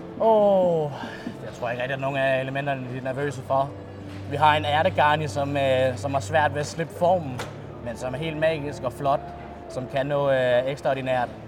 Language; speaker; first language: Danish; native; Danish